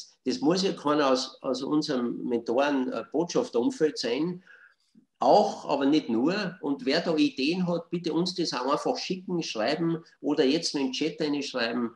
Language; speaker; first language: German; native; German